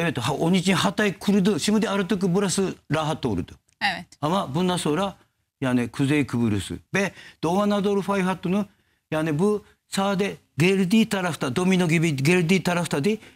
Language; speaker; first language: Turkish; non-native, learner; Japanese